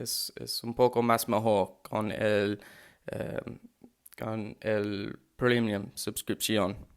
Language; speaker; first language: Spanish; non-native, learner; English